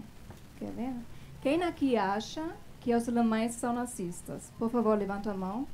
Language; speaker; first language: Portuguese; non-native, fluent; German